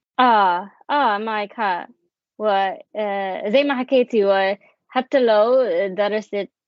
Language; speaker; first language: Arabic; non-native, learner; English